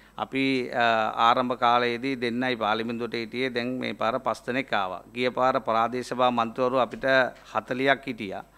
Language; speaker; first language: Sinhala; non-native, local second language; Tamil